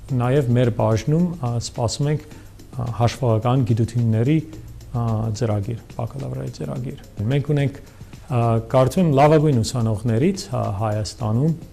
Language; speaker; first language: Armenian; early bilingual, heritage; Armenian